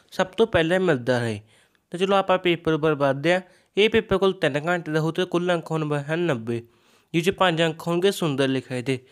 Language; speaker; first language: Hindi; non-native, local second language; Punjabi